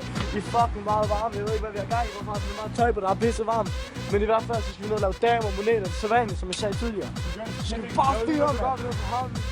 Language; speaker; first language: Danish; native; Danish